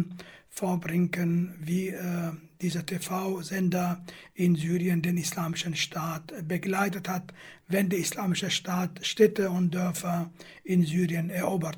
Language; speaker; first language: German; non-native, fluent; Kurdish